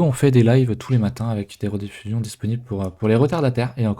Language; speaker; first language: French; native; French